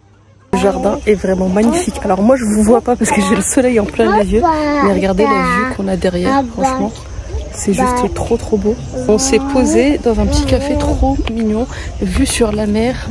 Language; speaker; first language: French; early bilingual, other home language; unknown